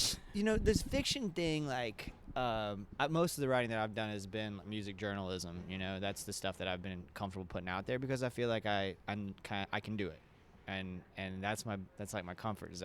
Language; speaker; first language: English; native; English